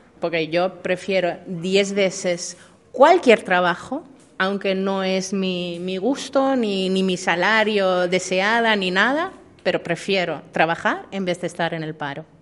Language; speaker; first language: Spanish; non-native, fluent; Dutch